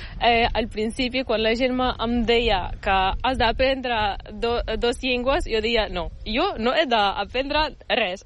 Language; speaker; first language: Catalan; non-native, fluent; Ukrainian